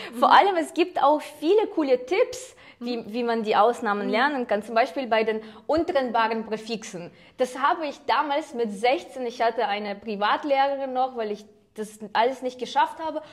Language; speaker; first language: German; non-native, fluent; Ukrainian